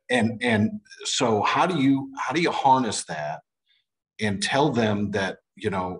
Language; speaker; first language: English; native; English